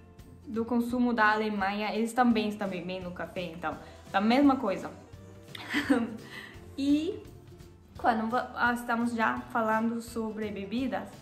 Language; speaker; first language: Portuguese; non-native, learner; German